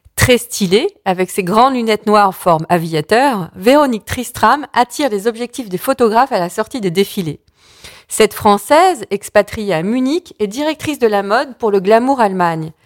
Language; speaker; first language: French; native; French